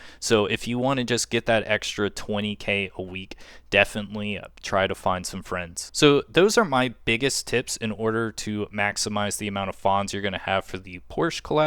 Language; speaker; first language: English; native; English